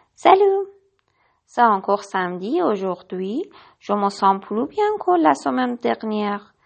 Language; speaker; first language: French; non-native, learner; Persian